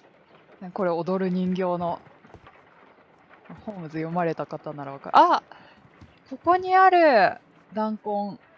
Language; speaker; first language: Japanese; native; Japanese